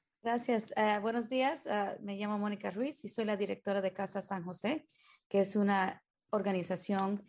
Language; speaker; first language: Spanish; early bilingual, heritage; Spanish